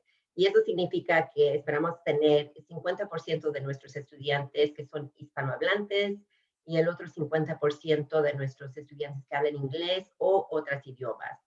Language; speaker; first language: Spanish; early bilingual, other home language; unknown